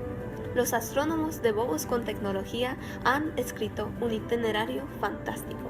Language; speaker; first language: Spanish; non-native, learner; English